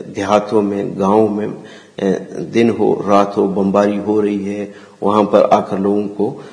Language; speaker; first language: Urdu; non-native, local second language; Baluchi